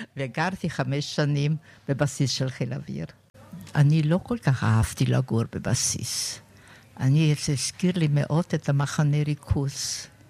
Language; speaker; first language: Hebrew; non-native, fluent; German